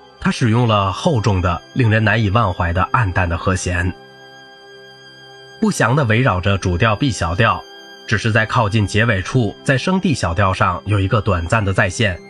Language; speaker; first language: Chinese; native; Chinese